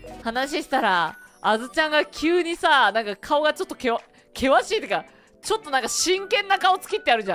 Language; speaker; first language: Japanese; native; Japanese